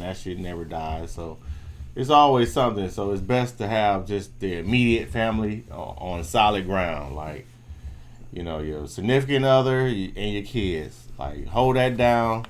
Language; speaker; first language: English; native; English